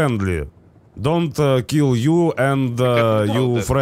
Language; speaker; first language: English; non-native, learner; Russian